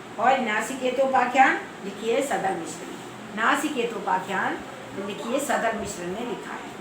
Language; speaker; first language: Hindi; native; Hindi